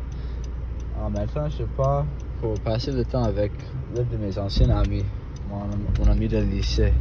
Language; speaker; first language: French; non-native, fluent; English